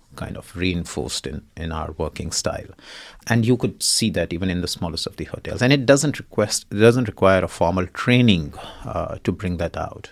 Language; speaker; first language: English; non-native, local second language; Hindi